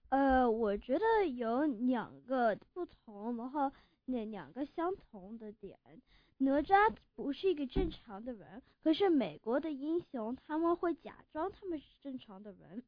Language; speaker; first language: Chinese; early bilingual, heritage; English